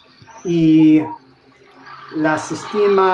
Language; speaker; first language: Spanish; non-native, learner; English